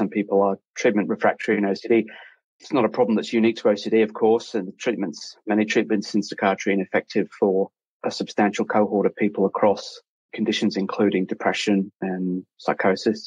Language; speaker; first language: English; native; English